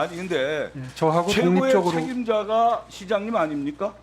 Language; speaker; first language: Korean; native; Korean